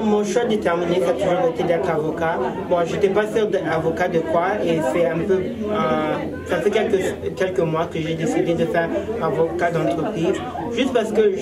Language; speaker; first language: French; early bilingual, other home language; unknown